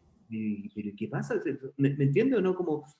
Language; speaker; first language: Spanish; native; Spanish